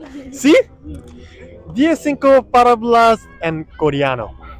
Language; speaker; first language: Spanish; non-native, learner; Korean